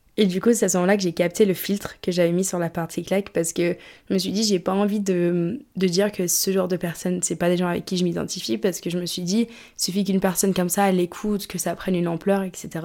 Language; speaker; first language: French; early bilingual, other home language; English